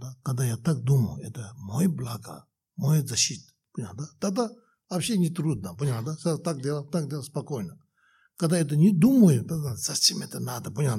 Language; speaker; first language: Russian; non-native, learner; Tibetan